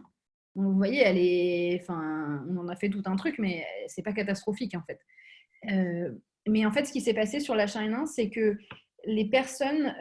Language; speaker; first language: French; native; French